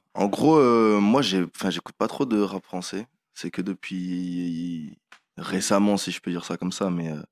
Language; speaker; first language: French; native; French